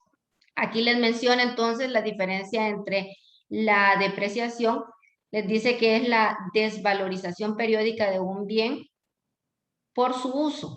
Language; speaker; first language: Spanish; native; Spanish